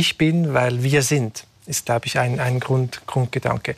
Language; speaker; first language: German; native; German